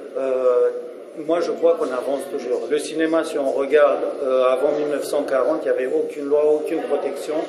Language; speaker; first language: French; non-native, fluent; Romanian